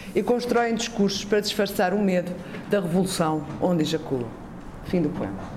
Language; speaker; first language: Portuguese; native; Portuguese